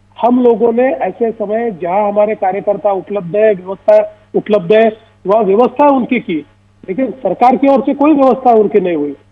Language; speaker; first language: Hindi; non-native, local second language; Marathi